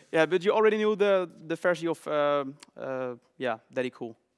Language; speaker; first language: English; non-native, fluent; Dutch